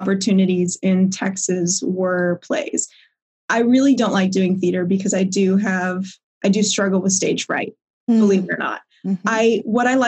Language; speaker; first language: English; native; English